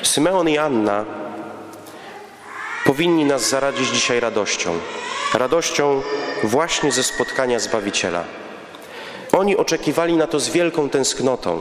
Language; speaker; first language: Polish; native; Polish